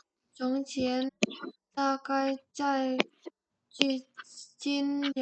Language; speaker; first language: Chinese; non-native, learner; Indonesian